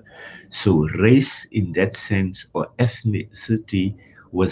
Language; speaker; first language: English; non-native, local second language; Afrikaans